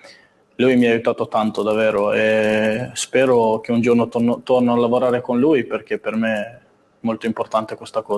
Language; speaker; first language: Italian; non-native, fluent; Serbian